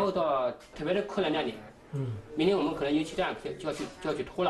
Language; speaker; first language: Chinese; native; Chinese